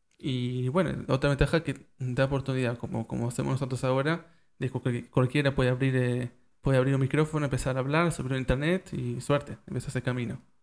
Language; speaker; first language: Spanish; early bilingual, heritage; Spanish